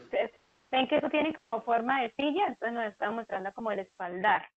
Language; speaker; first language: Spanish; native; Spanish